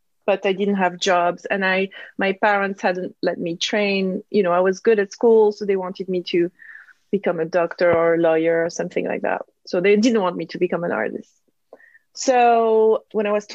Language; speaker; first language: English; non-native, fluent; French